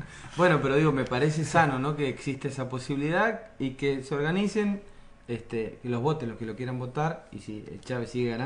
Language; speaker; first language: Spanish; native; Spanish